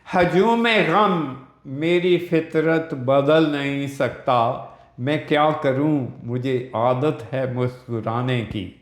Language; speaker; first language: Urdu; non-native, local second language; Punjabi